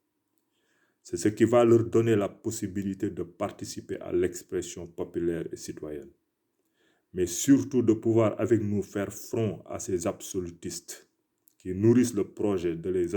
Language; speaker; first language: French; non-native, local second language; Wolof